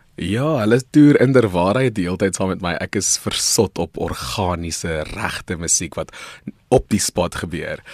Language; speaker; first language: Afrikaans; non-native, local second language; Northern Sotho